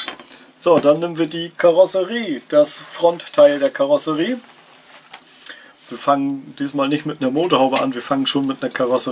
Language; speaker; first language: German; native; German